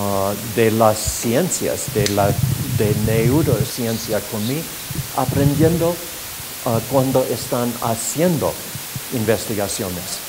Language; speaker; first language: Spanish; non-native, fluent; English